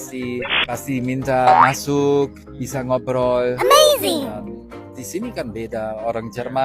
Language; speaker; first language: Indonesian; non-native, fluent; German